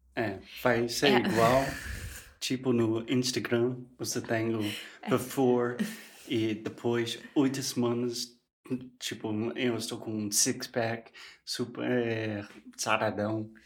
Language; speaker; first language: Portuguese; non-native, fluent; English